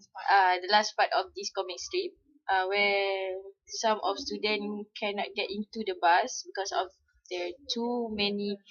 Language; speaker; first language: English; non-native, local second language; Malay